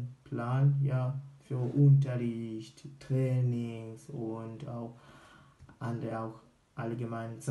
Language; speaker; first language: German; non-native, learner; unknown